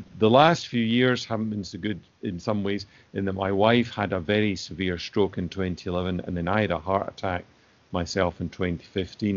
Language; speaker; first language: English; native; English